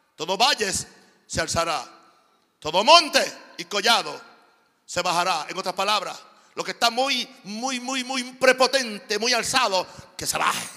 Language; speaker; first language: Spanish; native; Spanish